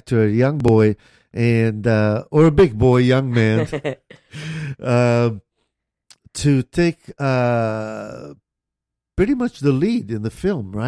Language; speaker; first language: English; native; English